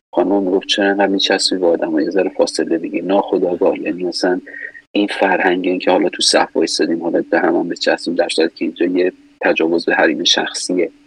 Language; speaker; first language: Persian; native; Persian